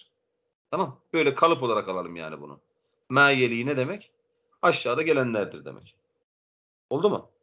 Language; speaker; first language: Turkish; native; Turkish